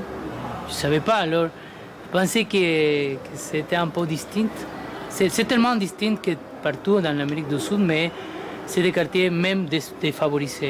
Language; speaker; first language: French; non-native, fluent; Spanish